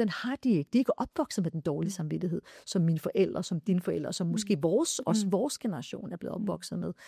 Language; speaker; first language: Danish; early bilingual, other home language; Arabic